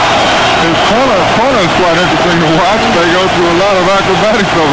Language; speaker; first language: English; native; English